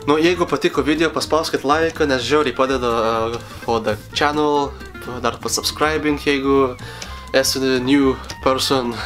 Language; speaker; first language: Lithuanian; early bilingual, heritage; Lithuanian